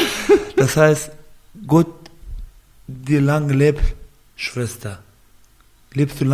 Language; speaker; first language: German; non-native, learner; Baluchi